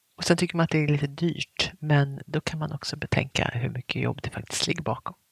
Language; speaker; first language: Swedish; native; Swedish